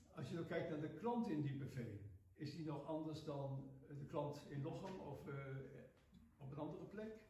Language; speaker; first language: Dutch; native; Dutch